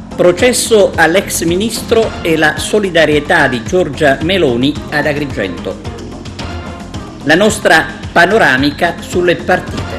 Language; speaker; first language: Italian; native; Italian